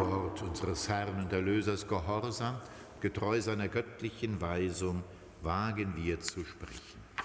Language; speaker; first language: German; native; German